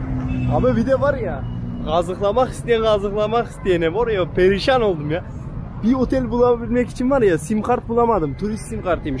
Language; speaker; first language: Turkish; native; Turkish